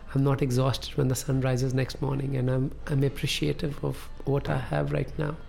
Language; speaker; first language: English; non-native, local second language; Punjabi